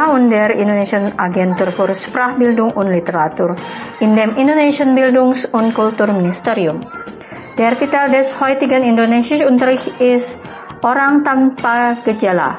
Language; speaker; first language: German; non-native, fluent; Indonesian